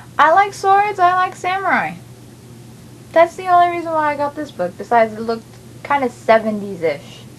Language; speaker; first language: English; native; English